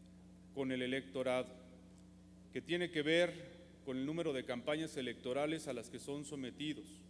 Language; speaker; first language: Spanish; native; Spanish